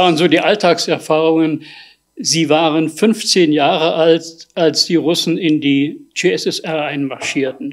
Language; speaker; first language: German; native; German